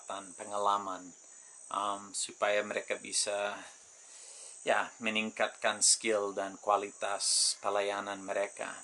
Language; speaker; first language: Indonesian; non-native, fluent; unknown